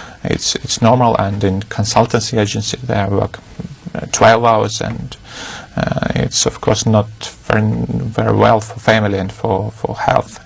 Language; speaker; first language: English; non-native, fluent; Russian